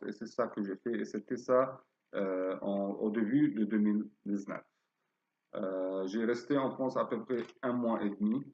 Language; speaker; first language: French; non-native, fluent; Arabic